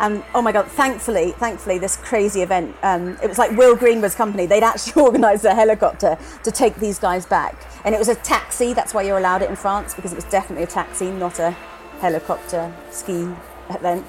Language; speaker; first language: English; native; English